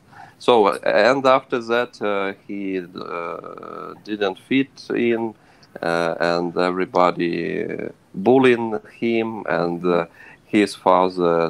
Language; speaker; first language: English; non-native, learner; Ukrainian